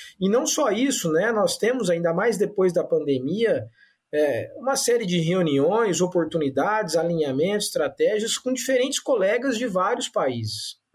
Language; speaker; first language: Portuguese; native; Portuguese